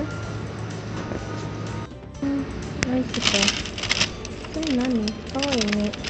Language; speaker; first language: Japanese; non-native, learner; Filipino